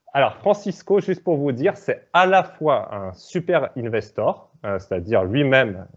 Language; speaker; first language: French; native; French